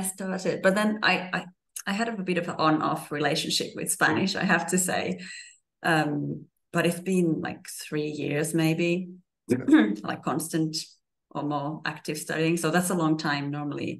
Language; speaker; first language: English; non-native, fluent; Finnish